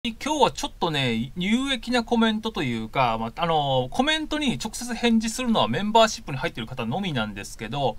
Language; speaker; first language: Japanese; native; Japanese